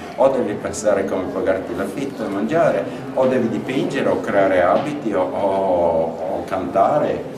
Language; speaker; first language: Italian; non-native, fluent; Bulgarian